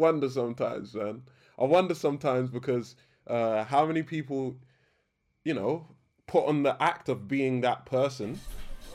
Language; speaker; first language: English; native; English